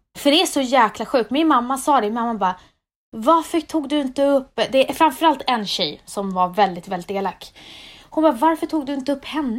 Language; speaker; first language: Swedish; native; Swedish